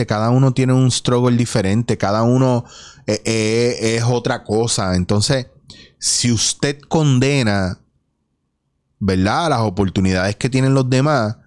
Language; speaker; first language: Spanish; native; Spanish